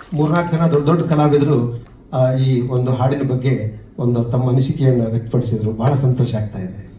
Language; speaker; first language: Kannada; native; Kannada